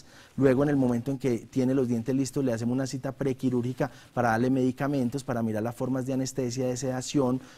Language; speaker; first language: Spanish; native; Spanish